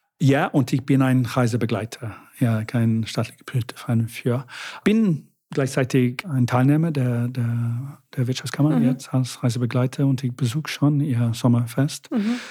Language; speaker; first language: German; non-native, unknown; English